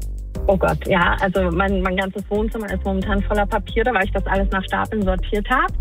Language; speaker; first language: German; native; German